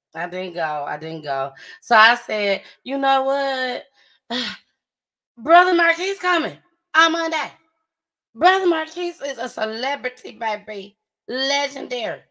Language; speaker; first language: English; native; English